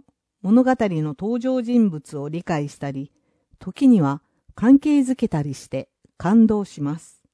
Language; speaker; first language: Japanese; non-native, fluent; English